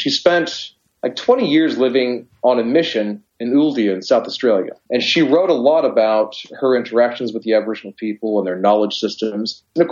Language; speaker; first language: English; native; English